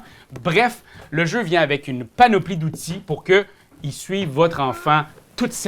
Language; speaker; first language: French; native; French